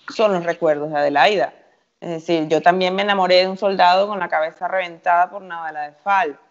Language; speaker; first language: Spanish; native; Spanish